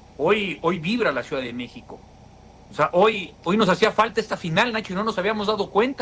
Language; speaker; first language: Spanish; native; Spanish